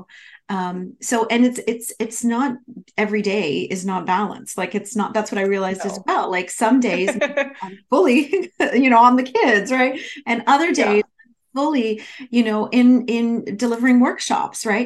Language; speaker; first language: English; native; English